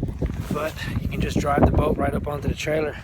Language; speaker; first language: English; native; English